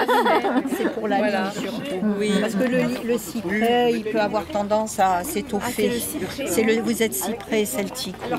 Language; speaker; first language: French; native; French